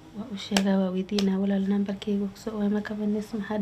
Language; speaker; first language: Somali; non-native, learner; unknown